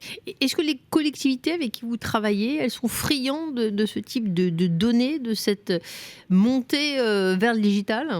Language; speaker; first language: French; native; French